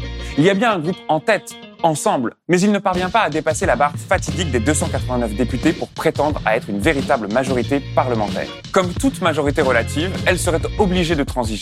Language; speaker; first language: French; native; French